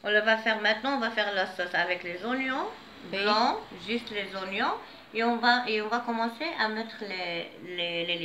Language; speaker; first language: French; non-native, fluent; Arabic